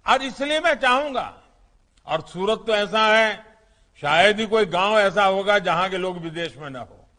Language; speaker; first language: Hindi; non-native, local second language; Gujarati